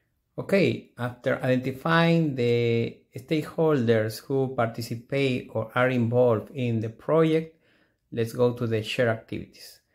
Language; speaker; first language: English; non-native, fluent; Spanish